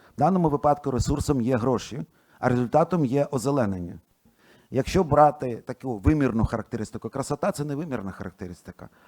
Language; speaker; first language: Ukrainian; non-native, local second language; Russian